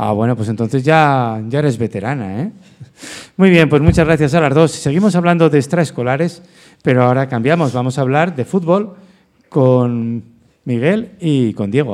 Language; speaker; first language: Spanish; native; Spanish